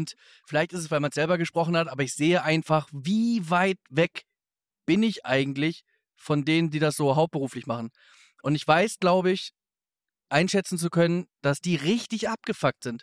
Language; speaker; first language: German; native; German